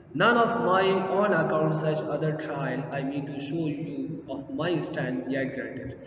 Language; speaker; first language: English; non-native, local second language; Urdu